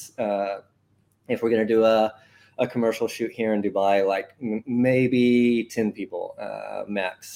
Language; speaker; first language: English; native; English